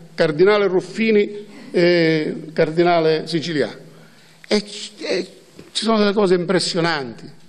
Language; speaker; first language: Italian; native; Italian